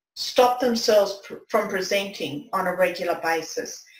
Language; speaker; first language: English; native; English